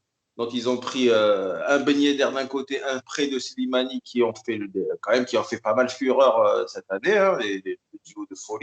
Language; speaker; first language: French; native; French